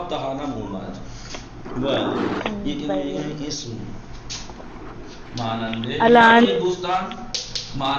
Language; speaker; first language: Persian; non-native, fluent; Urdu